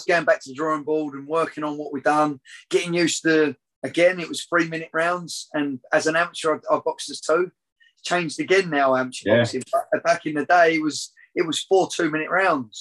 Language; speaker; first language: English; native; English